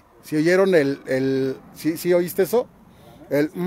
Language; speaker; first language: Spanish; native; Spanish